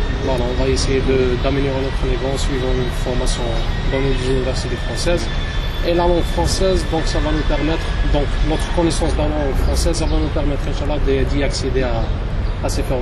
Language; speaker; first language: French; non-native, local second language; Arabic